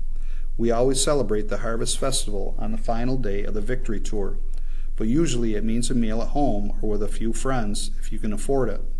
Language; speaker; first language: English; native; English